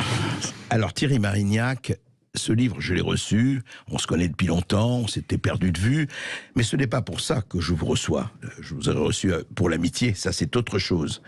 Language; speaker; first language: French; native; French